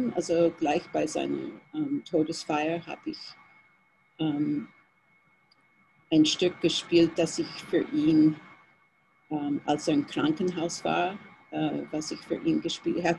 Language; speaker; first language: German; non-native, fluent; English